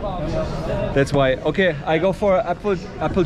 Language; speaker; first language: English; non-native, fluent; German